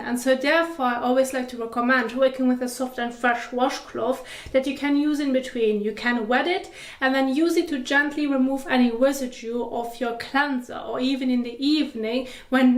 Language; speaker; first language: English; non-native, fluent; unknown